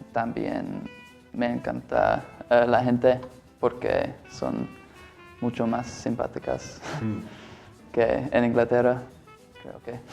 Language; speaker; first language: Spanish; non-native, learner; English